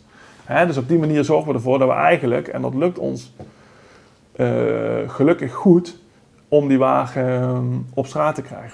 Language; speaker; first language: Dutch; native; Dutch